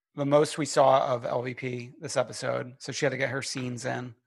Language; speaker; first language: English; native; English